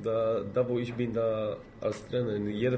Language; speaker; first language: German; non-native, fluent; Polish